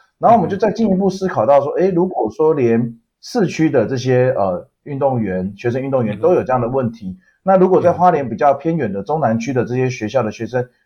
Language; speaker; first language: Chinese; native; Chinese